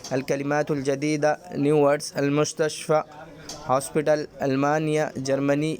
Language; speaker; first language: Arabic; non-native, fluent; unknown